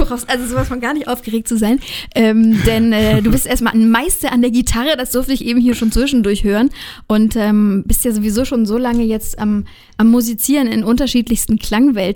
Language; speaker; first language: German; native; German